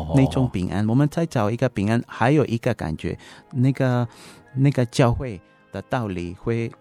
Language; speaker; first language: Chinese; non-native, fluent; Spanish